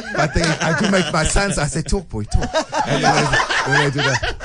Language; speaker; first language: English; native; English